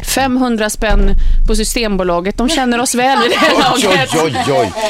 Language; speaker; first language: Swedish; native; Swedish